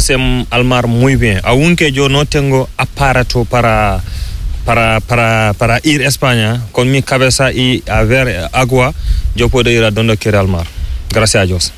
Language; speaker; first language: Spanish; non-native, learner; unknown